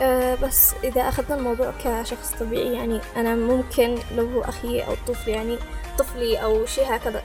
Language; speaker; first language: Arabic; native; Arabic